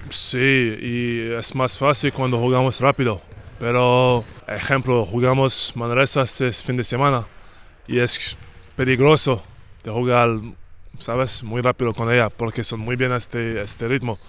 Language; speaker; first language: Spanish; non-native, learner; French